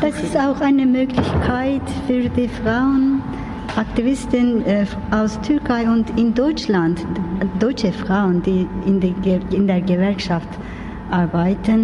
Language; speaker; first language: German; non-native, learner; Turkish